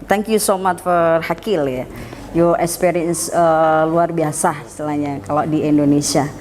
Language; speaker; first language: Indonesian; native; Indonesian